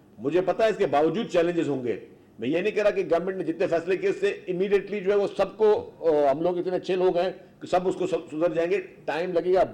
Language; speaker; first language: Urdu; non-native, local second language; Sindhi